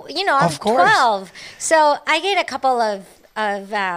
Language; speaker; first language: English; non-native, local second language; Cebuano